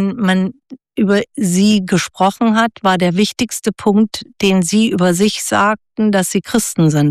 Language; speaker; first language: German; native; German